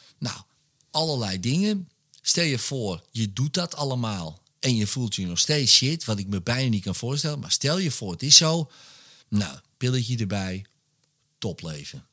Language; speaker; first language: Dutch; native; Dutch